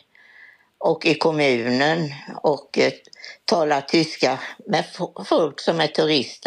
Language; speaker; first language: Swedish; native; Swedish